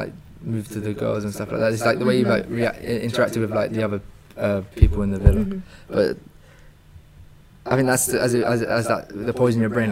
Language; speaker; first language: English; native; English